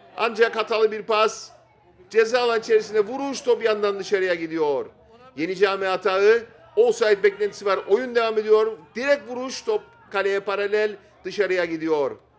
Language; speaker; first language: Turkish; native; Turkish